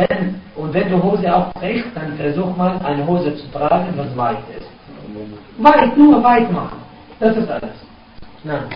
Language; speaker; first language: German; non-native, fluent; Arabic